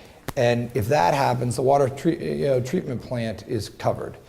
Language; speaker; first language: English; native; English